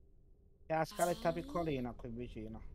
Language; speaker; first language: Italian; native; Italian